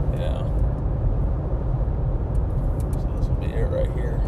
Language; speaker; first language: English; native; English